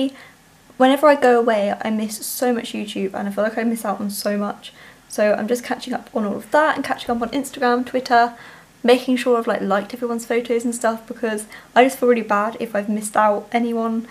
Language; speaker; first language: English; native; English